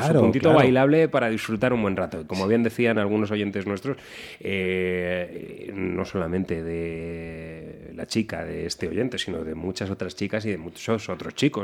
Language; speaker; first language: Spanish; native; Spanish